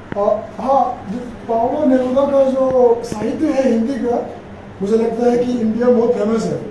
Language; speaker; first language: Hindi; native; Hindi